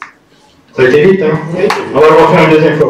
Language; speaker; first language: French; native; French